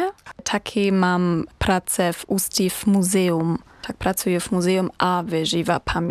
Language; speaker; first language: Czech; non-native, learner; German